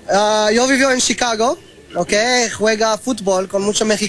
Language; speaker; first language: Spanish; non-native, learner; Arabic